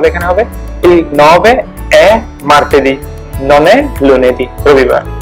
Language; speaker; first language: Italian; non-native, fluent; Bangla